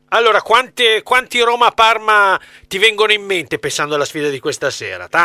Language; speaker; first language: Italian; native; Italian